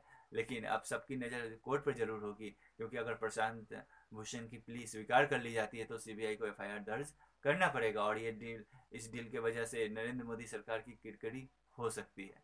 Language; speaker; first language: Hindi; native; Hindi